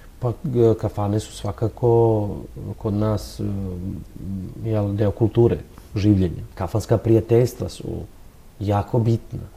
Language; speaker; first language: Serbian; native; Serbian